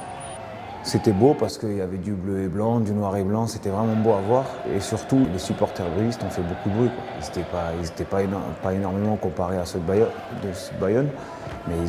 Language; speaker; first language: French; native; French